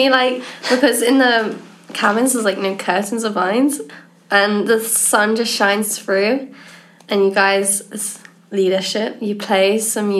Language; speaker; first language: English; native; English